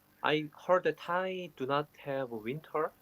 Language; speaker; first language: English; non-native, learner; Korean